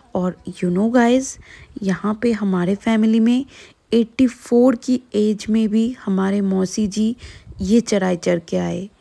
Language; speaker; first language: Hindi; non-native, local second language; Bangla